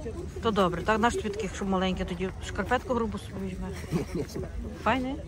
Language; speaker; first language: Polish; native; Polish